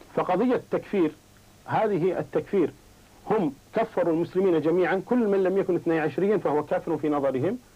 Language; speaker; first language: Arabic; native; Arabic